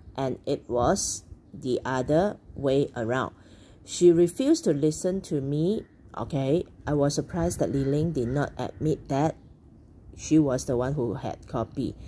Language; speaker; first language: English; non-native, local second language; Chinese